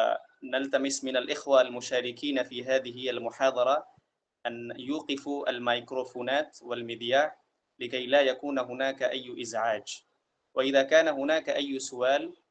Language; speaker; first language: Arabic; non-native, fluent; Urdu